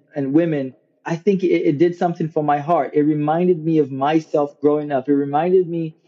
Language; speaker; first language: English; non-native, local second language; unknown